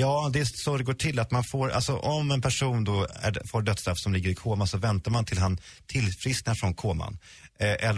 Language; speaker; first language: Swedish; native; Swedish